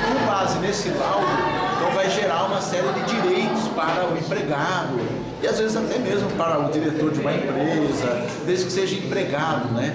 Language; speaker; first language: Portuguese; native; Portuguese